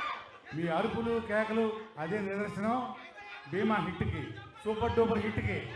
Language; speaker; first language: Telugu; native; Telugu